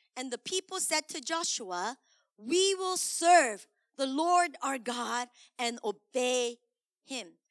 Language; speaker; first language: English; early bilingual, other home language; Korean